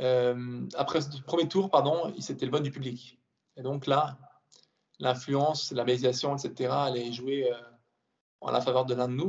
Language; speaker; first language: French; native; French